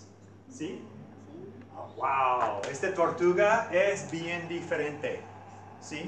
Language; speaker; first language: Spanish; non-native, fluent; English